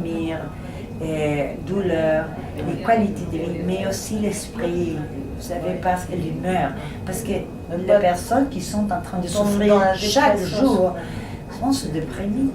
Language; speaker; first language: French; non-native, fluent; Spanish